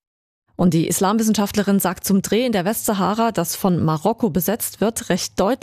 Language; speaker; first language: German; native; German